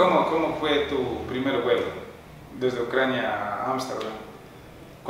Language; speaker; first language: Spanish; native; Spanish